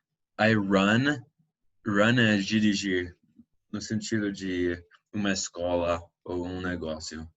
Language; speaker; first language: Portuguese; non-native, fluent; English